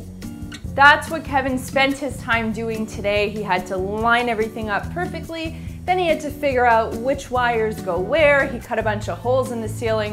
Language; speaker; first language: English; native; English